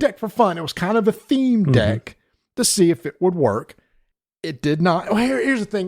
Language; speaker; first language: English; native; English